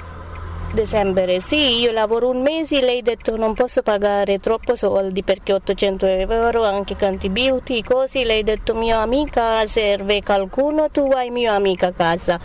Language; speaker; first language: Italian; non-native, learner; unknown